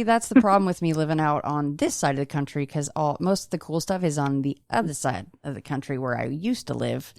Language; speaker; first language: English; native; English